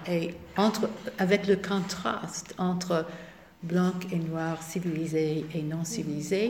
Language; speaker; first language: French; non-native, fluent; English